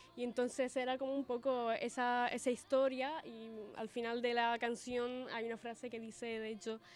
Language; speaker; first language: Spanish; early bilingual, other home language; Italian